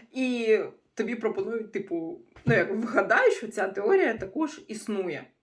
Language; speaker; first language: Ukrainian; non-native, local second language; Russian